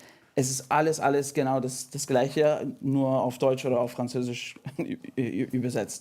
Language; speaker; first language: German; non-native, fluent; English